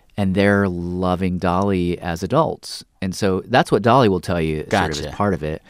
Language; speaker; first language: English; native; English